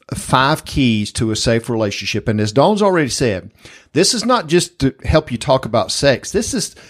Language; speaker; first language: English; native; English